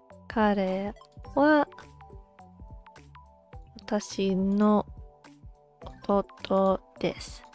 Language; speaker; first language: Japanese; non-native, learner; English